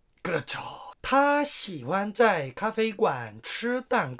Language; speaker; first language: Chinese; non-native, fluent; Korean